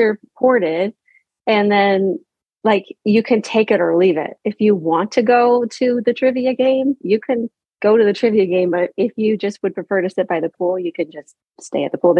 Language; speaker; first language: English; native; English